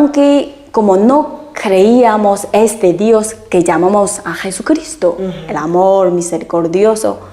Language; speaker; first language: Spanish; non-native, fluent; Chinese